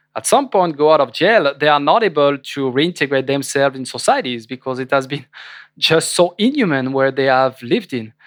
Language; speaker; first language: English; non-native, fluent; French